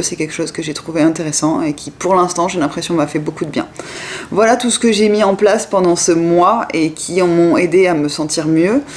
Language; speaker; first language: French; native; French